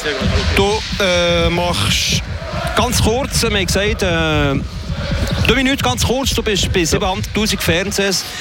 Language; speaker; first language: German; native; German